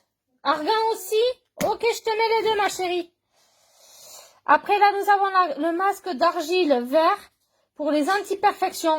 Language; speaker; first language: French; native; French